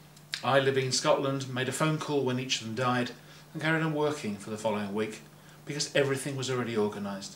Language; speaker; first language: English; native; English